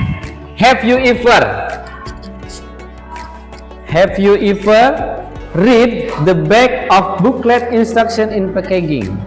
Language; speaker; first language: English; non-native, learner; Indonesian